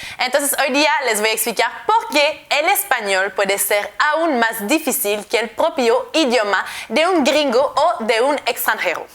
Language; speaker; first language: Spanish; non-native, fluent; French